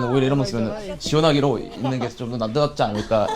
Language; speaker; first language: Korean; native; Korean